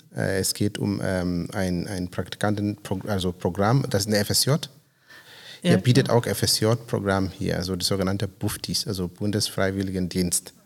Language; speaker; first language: German; non-native, fluent; Swahili